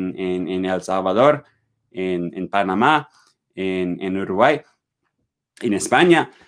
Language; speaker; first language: Spanish; non-native, learner; English